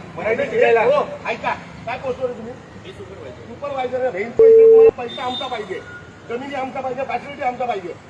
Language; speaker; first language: Marathi; native; Marathi